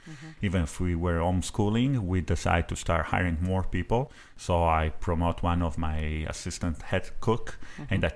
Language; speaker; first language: English; non-native, fluent; Italian